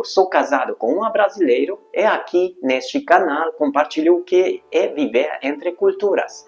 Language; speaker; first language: Portuguese; non-native, fluent; Hungarian